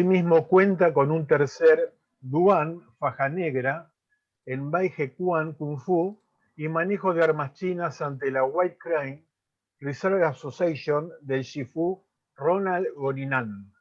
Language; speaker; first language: Spanish; native; Spanish